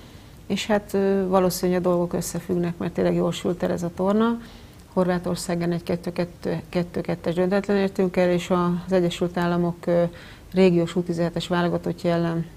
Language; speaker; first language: Hungarian; native; Hungarian